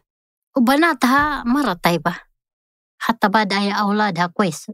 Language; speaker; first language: Arabic; non-native, learner; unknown